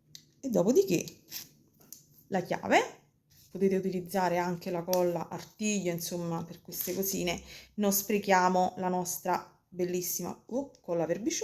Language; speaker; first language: Italian; native; Italian